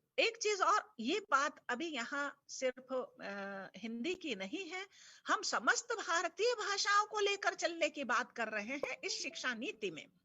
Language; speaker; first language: Hindi; native; Hindi